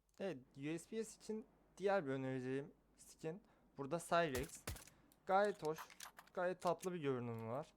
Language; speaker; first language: Turkish; native; Turkish